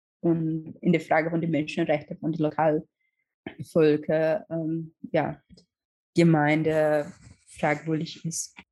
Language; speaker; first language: German; non-native, learner; Portuguese